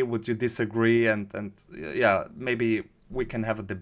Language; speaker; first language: English; non-native, fluent; German